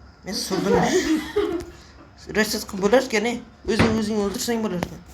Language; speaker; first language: Turkish; non-native, learner; Uzbek